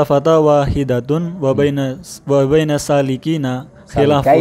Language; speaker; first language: Arabic; non-native, learner; Indonesian